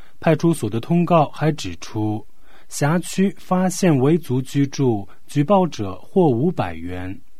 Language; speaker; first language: Chinese; non-native, local second language; Tibetan